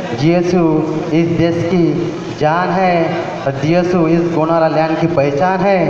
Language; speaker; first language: Hindi; non-native, local second language; Marathi